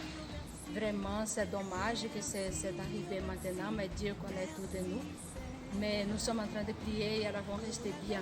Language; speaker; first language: French; non-native, fluent; Portuguese